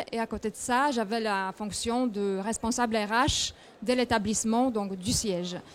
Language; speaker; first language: French; non-native, fluent; Polish